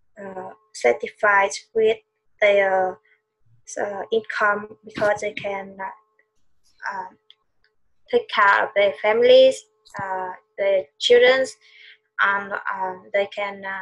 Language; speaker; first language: English; non-native, learner; Vietnamese